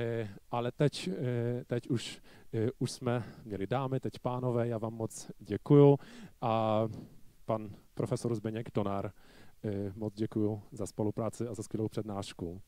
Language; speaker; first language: Czech; non-native, fluent; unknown